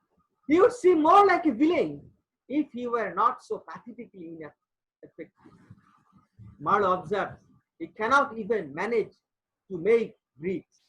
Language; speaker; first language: English; non-native, local second language; Bangla